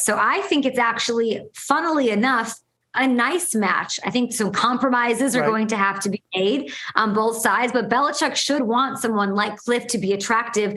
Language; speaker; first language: English; native; English